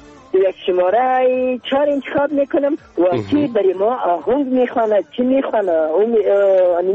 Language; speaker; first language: Persian; non-native, local second language; Pashto